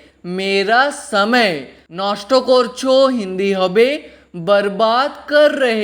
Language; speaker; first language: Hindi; non-native, fluent; Bangla